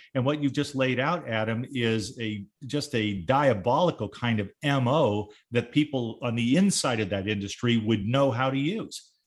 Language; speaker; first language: English; native; English